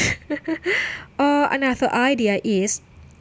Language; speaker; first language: English; non-native, fluent; Thai